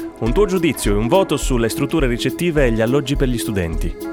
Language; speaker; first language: Italian; native; Italian